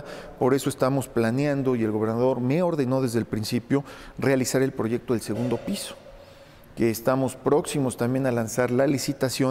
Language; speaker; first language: Spanish; native; Spanish